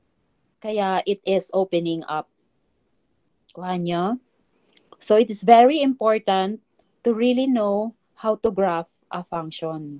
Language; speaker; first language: English; non-native, local second language; Filipino